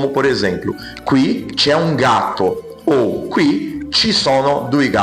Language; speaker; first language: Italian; non-native, fluent; Portuguese